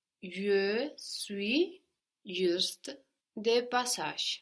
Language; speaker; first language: French; non-native, learner; English